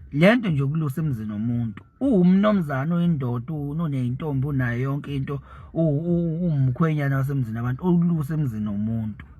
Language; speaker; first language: Zulu; native; Zulu